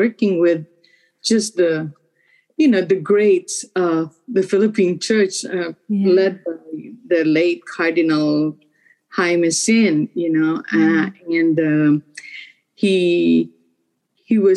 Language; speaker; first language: English; non-native, local second language; Filipino